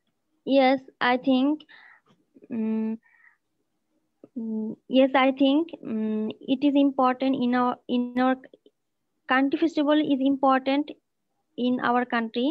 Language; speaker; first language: English; non-native, learner; Bangla